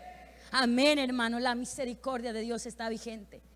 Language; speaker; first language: Spanish; native; Spanish